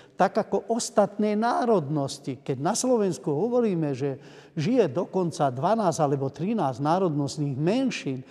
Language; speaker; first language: Slovak; non-native, local second language; Hungarian